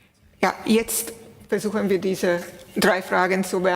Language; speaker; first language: German; non-native, fluent; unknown